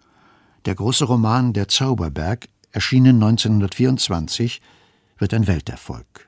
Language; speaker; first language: German; native; German